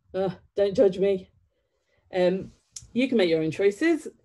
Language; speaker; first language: English; native; English